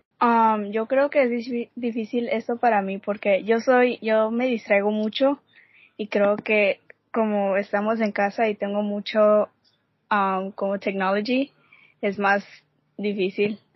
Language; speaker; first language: Spanish; early bilingual, heritage; Spanish